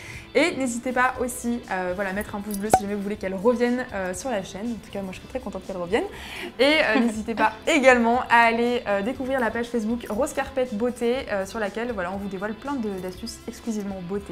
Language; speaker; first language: French; native; French